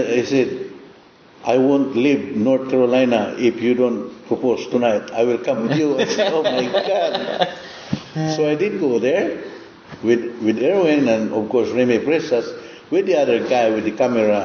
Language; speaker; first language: English; non-native, local second language; Cebuano